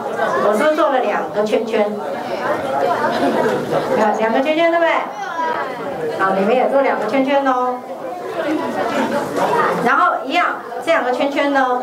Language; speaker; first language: Chinese; native; Chinese